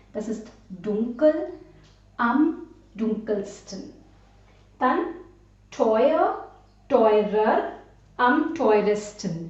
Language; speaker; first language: German; non-native, fluent; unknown